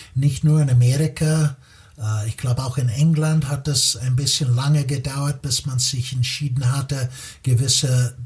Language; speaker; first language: German; non-native, fluent; English